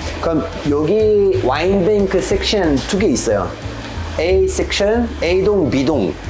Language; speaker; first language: Korean; non-native, learner; French